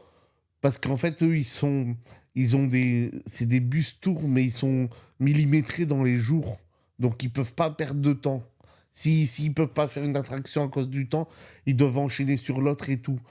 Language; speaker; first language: French; native; French